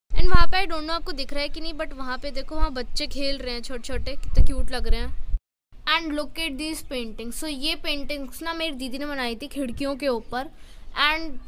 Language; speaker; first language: Hindi; native; Hindi